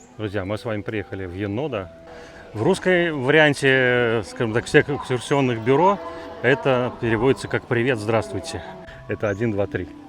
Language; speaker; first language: Russian; native; Russian